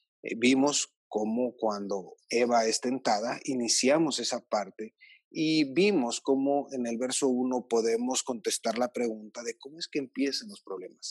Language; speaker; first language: Spanish; native; Spanish